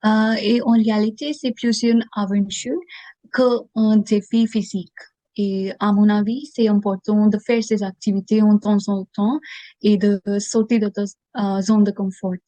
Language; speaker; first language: French; non-native, learner; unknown